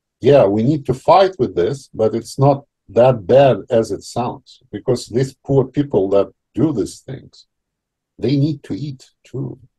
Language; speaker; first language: English; non-native, fluent; Russian